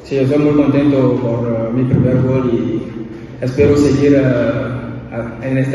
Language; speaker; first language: Spanish; non-native, learner; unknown